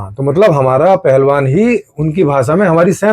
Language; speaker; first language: Hindi; native; Hindi